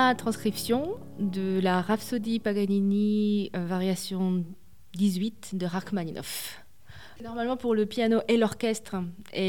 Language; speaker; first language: French; early bilingual, other home language; Korean